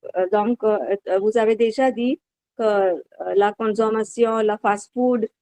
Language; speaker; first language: French; non-native, learner; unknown